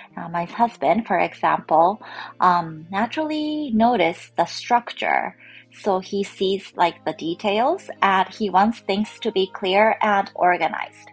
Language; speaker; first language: English; non-native, fluent; Japanese